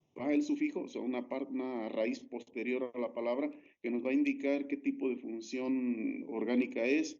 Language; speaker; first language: Spanish; native; Spanish